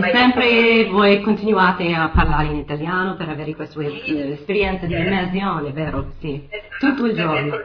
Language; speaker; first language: Italian; non-native, fluent; English